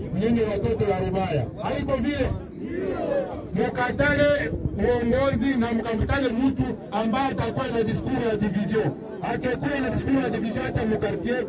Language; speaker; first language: Swahili; native; Swahili